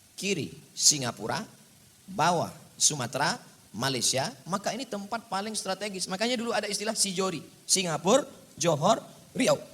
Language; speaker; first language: Indonesian; native; Indonesian